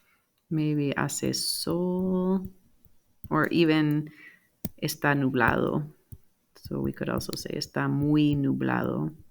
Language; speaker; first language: Spanish; non-native, fluent; English